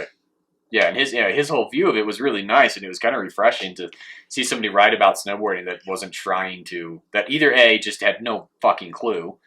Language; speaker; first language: English; native; English